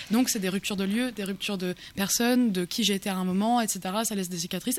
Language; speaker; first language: French; early bilingual, other home language; English